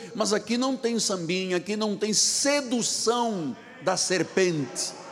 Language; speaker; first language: Portuguese; non-native, local second language; Tsonga